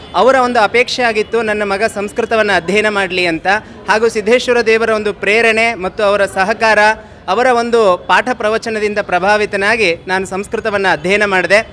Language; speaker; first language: Kannada; native; Kannada